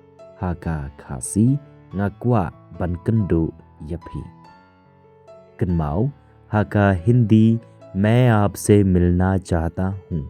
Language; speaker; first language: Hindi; non-native, local second language; Khasi